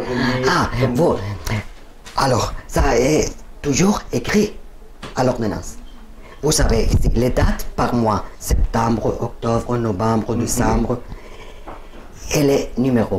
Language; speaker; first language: French; non-native, learner; Spanish